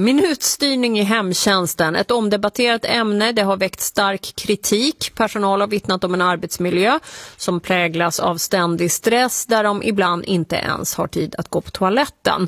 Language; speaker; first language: Swedish; native; Swedish